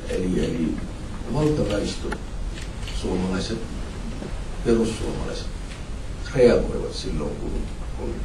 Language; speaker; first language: Finnish; non-native, fluent; Somali